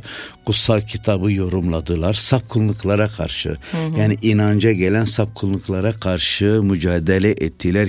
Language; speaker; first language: Turkish; non-native, local second language; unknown